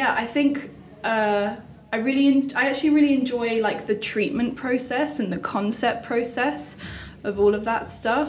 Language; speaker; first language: English; native; English